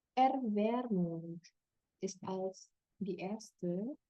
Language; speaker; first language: German; non-native, fluent; Indonesian